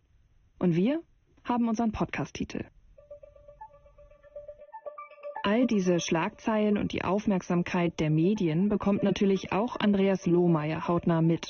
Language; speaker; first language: German; native; German